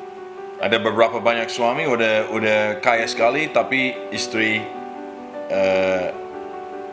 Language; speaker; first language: Indonesian; non-native, learner; English